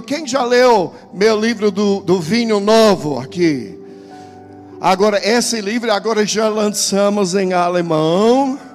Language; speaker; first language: Portuguese; non-native, fluent; English